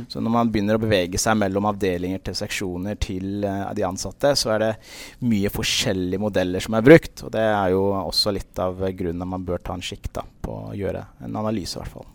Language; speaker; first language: Norwegian; early bilingual, other home language; Punjabi